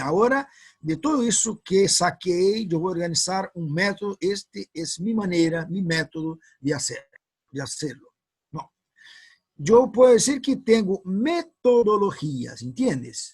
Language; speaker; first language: Spanish; non-native, fluent; Portuguese